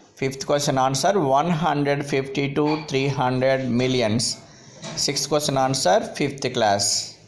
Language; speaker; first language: English; non-native, local second language; Telugu